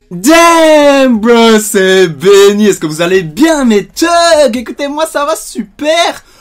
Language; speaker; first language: French; native; French